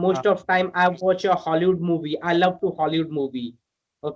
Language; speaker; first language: English; non-native, learner; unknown